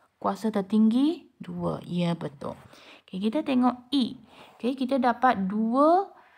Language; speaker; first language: Malay; non-native, local second language; Chinese